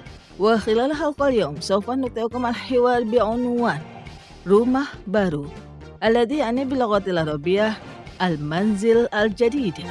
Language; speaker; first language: Arabic; non-native, fluent; Indonesian